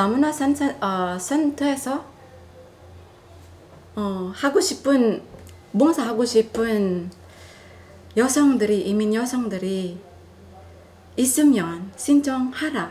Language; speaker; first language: Korean; non-native, fluent; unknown